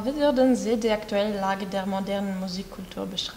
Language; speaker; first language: German; non-native, learner; Russian